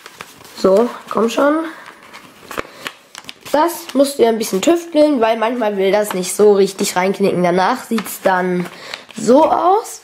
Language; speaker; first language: German; native; German